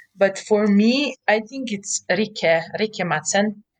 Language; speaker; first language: English; non-native, fluent; Serbian